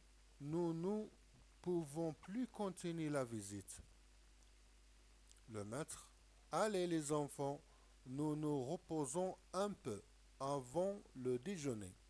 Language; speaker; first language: French; non-native, local second language; Arabic